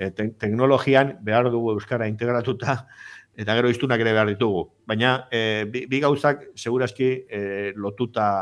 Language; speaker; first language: Basque; native; Basque